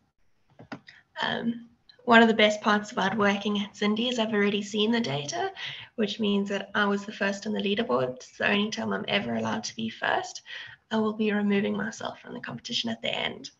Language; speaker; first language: English; native; English